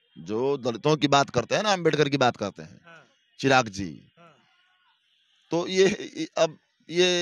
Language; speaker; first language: Hindi; native; Hindi